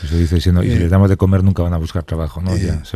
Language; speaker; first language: Spanish; native; Spanish